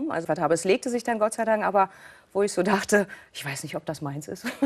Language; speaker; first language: German; native; German